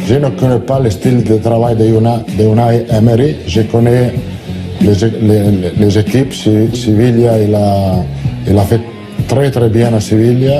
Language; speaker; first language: French; non-native, learner; Italian